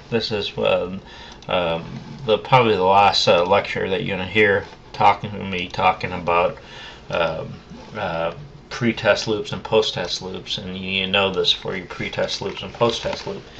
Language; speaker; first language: English; native; English